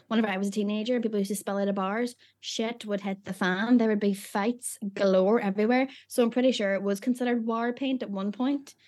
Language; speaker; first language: English; native; English